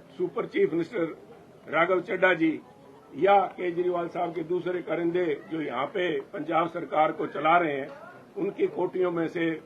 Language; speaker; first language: Hindi; non-native, local second language; Punjabi